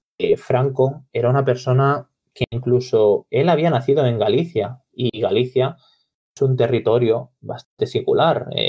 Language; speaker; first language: Spanish; non-native, local second language; Catalan